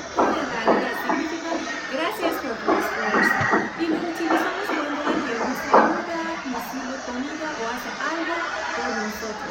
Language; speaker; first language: Spanish; non-native, fluent; Persian